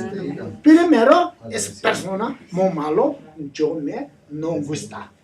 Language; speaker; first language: Spanish; non-native, learner; Tibetan